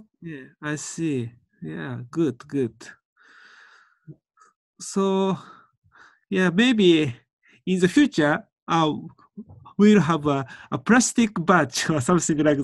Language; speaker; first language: English; non-native, learner; Japanese